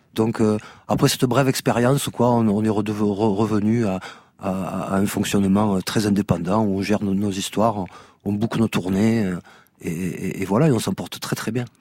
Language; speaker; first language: French; native; French